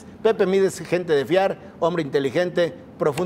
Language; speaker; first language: Spanish; native; Spanish